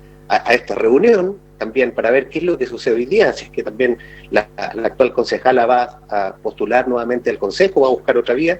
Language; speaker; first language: Spanish; native; Spanish